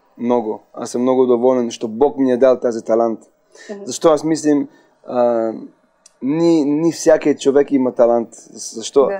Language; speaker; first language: Bulgarian; non-native, learner; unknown